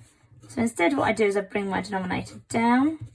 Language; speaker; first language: English; native; English